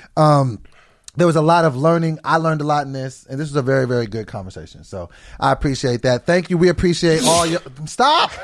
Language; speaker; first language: English; native; English